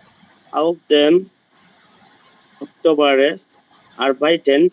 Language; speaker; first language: German; non-native, learner; Bangla